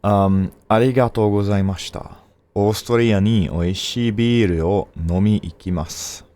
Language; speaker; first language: Japanese; non-native, learner; English